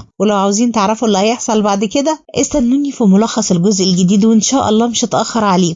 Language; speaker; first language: Arabic; native; Arabic